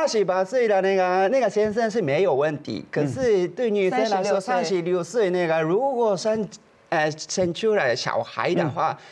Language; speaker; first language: Chinese; non-native, fluent; Japanese